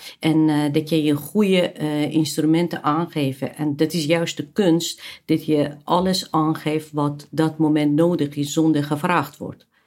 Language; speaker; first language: Dutch; non-native, fluent; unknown